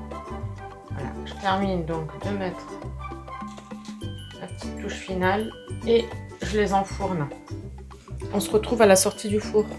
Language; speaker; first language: French; native; French